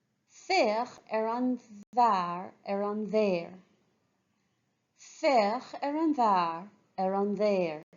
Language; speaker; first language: Irish; non-native, local second language; English